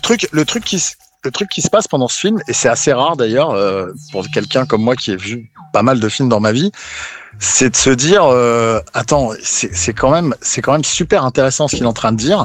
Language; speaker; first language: French; native; French